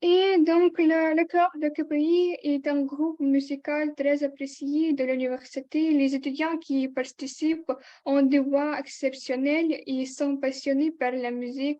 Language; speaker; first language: French; non-native, learner; Ukrainian